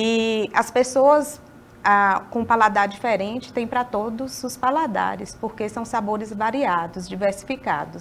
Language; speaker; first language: Portuguese; native; Portuguese